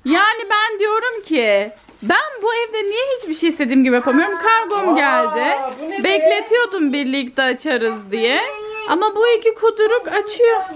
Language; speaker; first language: Turkish; native; Turkish